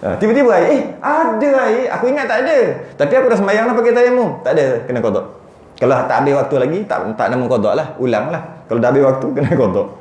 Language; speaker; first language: Malay; native; Malay